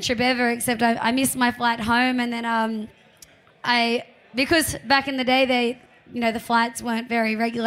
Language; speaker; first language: English; native; English